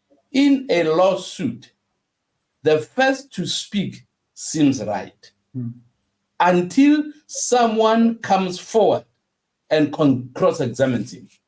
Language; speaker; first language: English; non-native, local second language; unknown